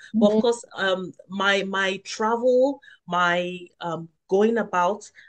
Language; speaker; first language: English; non-native, local second language; Yoruba